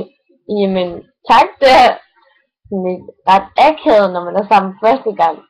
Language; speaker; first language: Danish; native; Danish